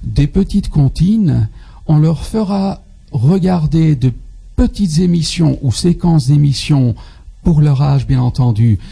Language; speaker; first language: French; non-native, fluent; Dutch